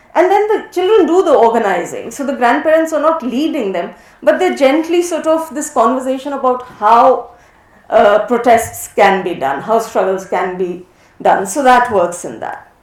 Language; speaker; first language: English; non-native, local second language; Hindi